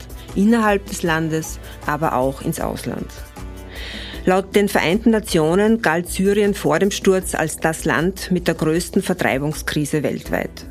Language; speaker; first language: German; native; German